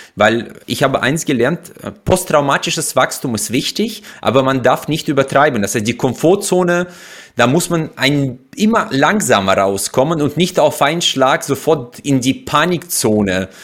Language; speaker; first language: German; non-native, fluent; Russian